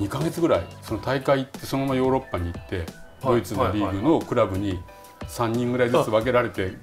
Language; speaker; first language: Japanese; native; Japanese